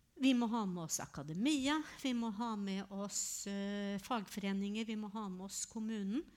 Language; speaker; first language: Norwegian; native; Norwegian